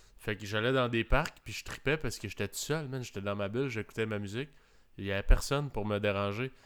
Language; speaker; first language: French; native; French